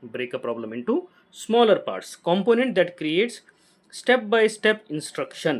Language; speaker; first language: English; non-native, local second language; Kannada